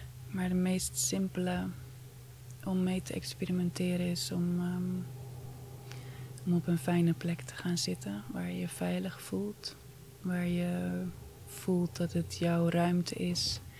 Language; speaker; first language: Dutch; early bilingual, other home language; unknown